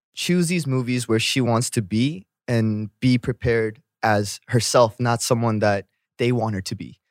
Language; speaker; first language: English; native; English